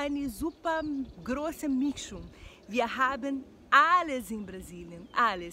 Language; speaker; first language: German; non-native, learner; Portuguese